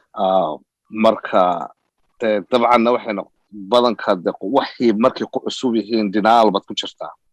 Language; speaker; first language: Somali; early bilingual, heritage; Somali